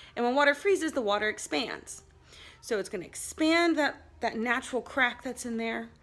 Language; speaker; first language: English; native; English